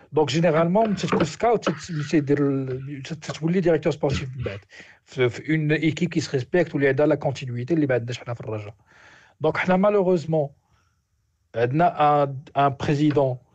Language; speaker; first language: French; non-native, local second language; Arabic